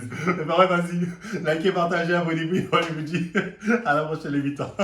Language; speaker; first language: French; native; French